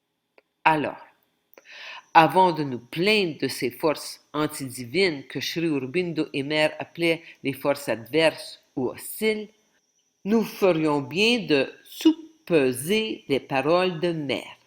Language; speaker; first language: French; native; French